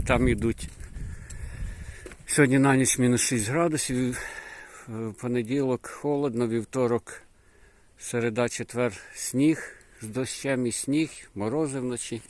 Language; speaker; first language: Ukrainian; native; Ukrainian